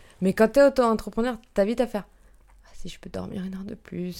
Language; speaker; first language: French; native; French